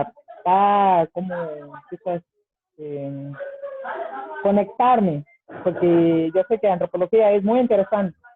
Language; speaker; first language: Spanish; non-native, fluent; Portuguese